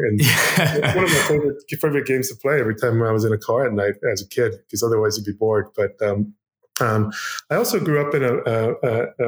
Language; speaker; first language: English; non-native, fluent; Korean